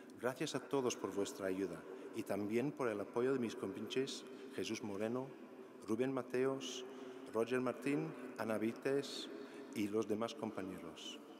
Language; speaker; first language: Spanish; non-native, fluent; English